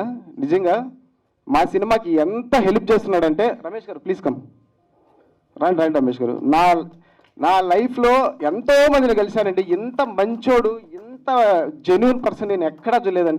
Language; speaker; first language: Telugu; native; Telugu